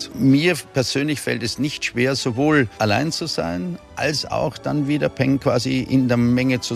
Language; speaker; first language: German; native; German